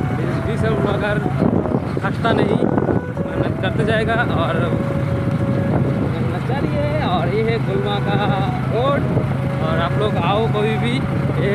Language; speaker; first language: Hindi; non-native, local second language; Bangla